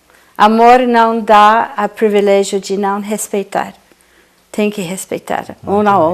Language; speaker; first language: Portuguese; non-native, fluent; English